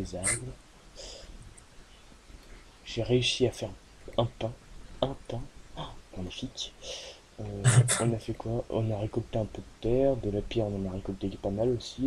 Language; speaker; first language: French; native; French